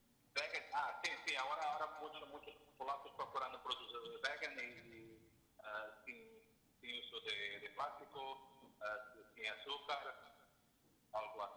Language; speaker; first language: Spanish; non-native, learner; Portuguese